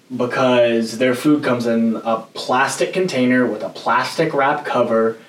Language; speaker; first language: English; native; English